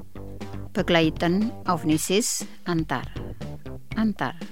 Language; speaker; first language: German; non-native, fluent; Indonesian